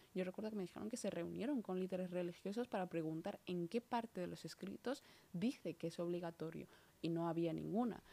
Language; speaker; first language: Spanish; early bilingual, other home language; Somali